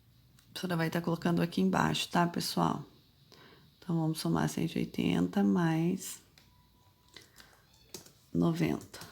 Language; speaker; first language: Portuguese; native; Portuguese